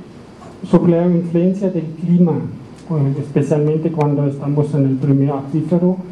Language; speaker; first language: Spanish; non-native, learner; German